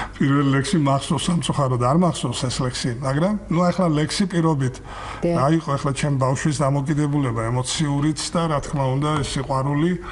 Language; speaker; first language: Georgian; native; Georgian